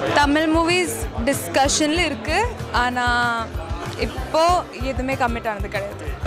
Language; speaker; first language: Tamil; non-native, local second language; Malayalam